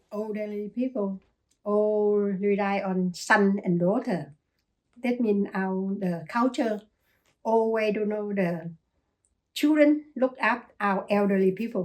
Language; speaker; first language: English; non-native, learner; Chinese